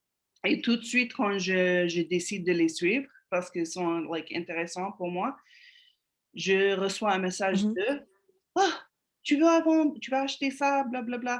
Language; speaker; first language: French; non-native, fluent; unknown